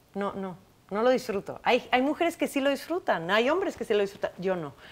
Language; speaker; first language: Spanish; native; Spanish